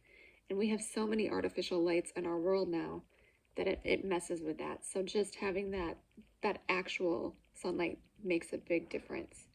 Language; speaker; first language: English; native; English